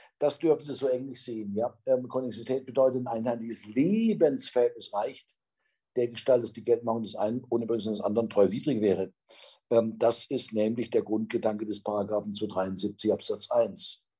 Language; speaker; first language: German; native; German